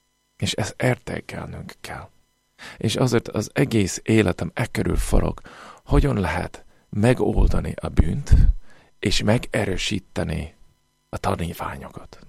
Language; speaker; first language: Hungarian; non-native, fluent; English